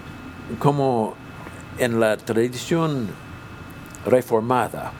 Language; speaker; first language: Spanish; non-native, fluent; English